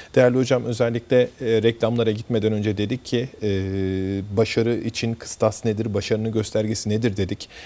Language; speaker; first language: Turkish; native; Turkish